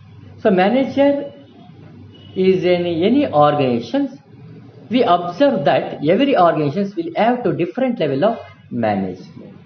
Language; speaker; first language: English; non-native, local second language; Kannada